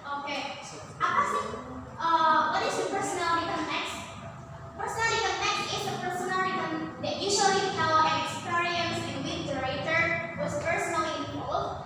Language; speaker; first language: English; non-native, learner; Indonesian